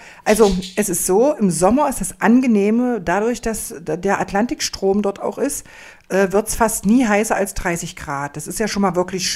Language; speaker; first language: German; native; German